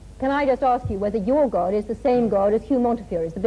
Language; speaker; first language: English; native; English